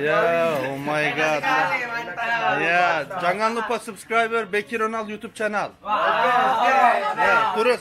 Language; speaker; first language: Indonesian; non-native, learner; Turkish